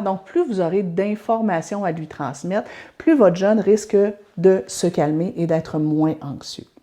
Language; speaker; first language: French; native; French